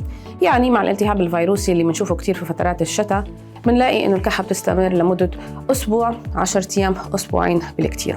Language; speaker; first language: Arabic; native; Arabic